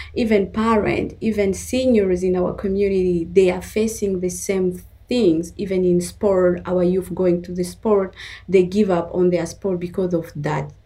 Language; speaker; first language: English; non-native, fluent; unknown